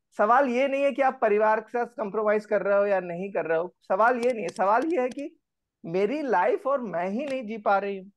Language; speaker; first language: Hindi; native; Hindi